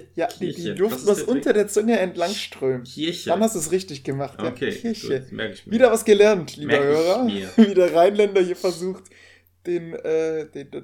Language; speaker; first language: German; non-native, fluent; Polish